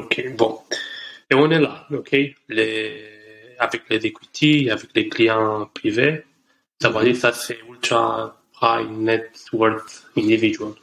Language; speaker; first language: French; non-native, learner; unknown